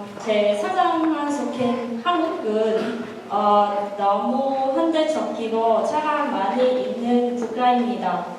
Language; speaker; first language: Korean; non-native, learner; Vietnamese